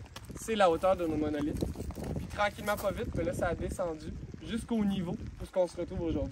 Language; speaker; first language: French; native; French